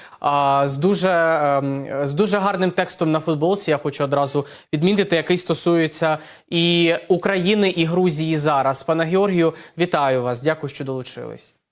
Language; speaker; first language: Ukrainian; native; Ukrainian